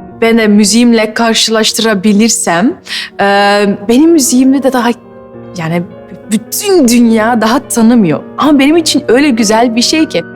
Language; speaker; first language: Turkish; early bilingual, heritage; Turkish